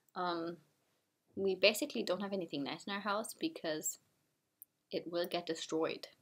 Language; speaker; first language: English; non-native, fluent; German